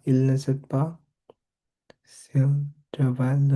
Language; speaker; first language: French; non-native, learner; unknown